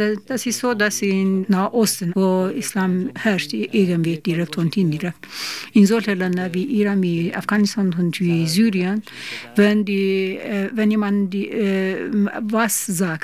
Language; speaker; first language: German; non-native, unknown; Persian